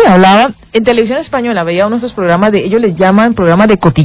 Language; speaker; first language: Spanish; native; Spanish